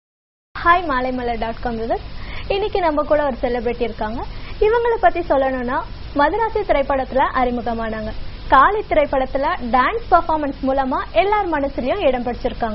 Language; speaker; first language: Tamil; native; Tamil